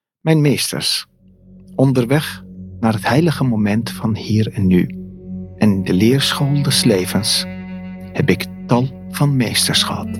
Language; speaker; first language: Dutch; non-native, fluent; Persian